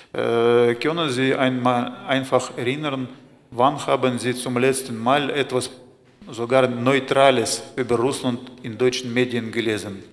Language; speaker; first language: German; non-native, fluent; Russian